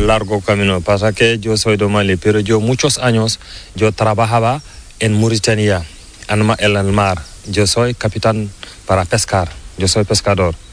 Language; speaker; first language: Spanish; non-native, learner; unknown